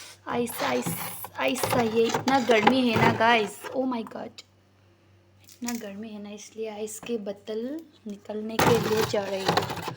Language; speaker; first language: Hindi; non-native, local second language; Assamese